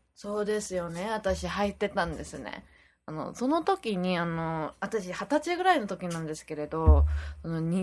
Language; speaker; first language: Japanese; non-native, fluent; Korean